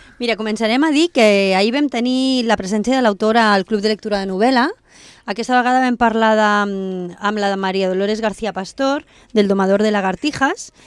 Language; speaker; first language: Catalan; non-native, local second language; Spanish